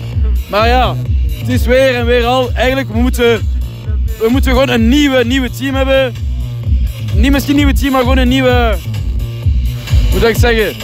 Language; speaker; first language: Dutch; non-native, local second language; French